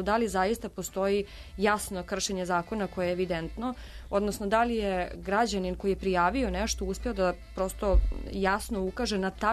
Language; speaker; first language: Serbian; native; Serbian